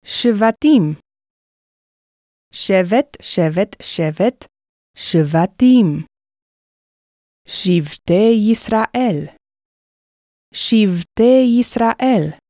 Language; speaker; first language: Hebrew; non-native, fluent; English